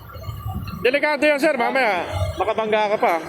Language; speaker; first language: Filipino; native; Filipino